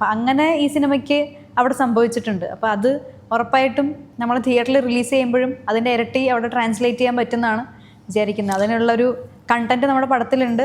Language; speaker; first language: Malayalam; native; Malayalam